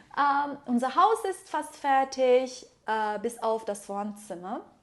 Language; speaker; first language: German; non-native, fluent; Persian